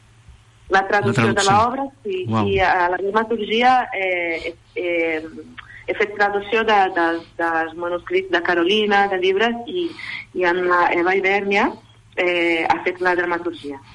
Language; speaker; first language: Catalan; non-native, fluent; Portuguese